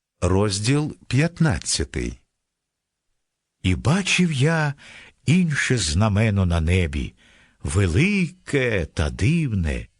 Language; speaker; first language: Ukrainian; native; Ukrainian